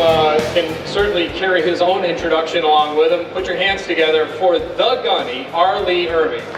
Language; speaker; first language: English; native; English